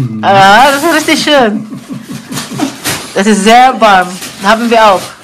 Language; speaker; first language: German; non-native, learner; Cebuano